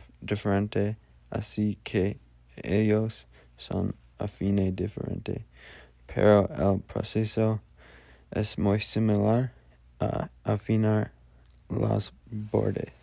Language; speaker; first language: Spanish; non-native, learner; English